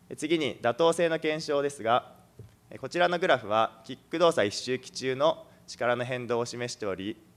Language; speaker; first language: Japanese; native; Japanese